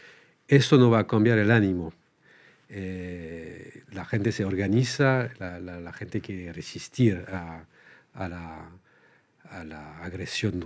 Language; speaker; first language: Spanish; non-native, fluent; French